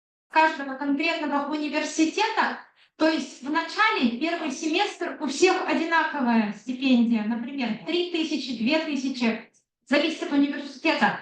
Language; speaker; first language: Russian; non-native, fluent; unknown